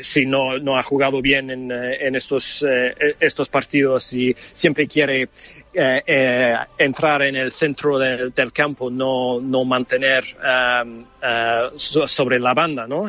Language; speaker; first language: Spanish; non-native, fluent; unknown